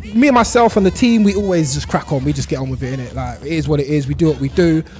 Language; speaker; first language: English; native; English